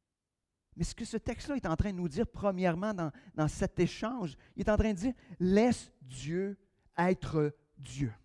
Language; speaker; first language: French; native; French